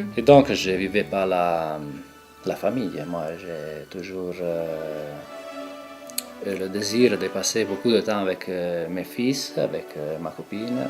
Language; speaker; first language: French; non-native, local second language; Italian